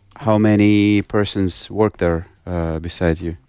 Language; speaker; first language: English; non-native, fluent; Russian